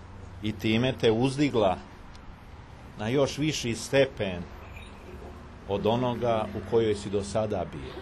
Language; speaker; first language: Serbian; native; Serbian